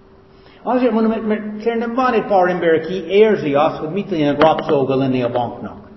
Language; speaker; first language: Hungarian; non-native, fluent; English